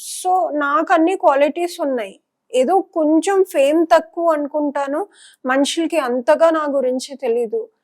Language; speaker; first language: Telugu; non-native, local second language; Punjabi